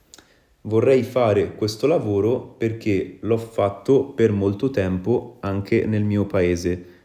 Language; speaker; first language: Italian; non-native, fluent; Wolof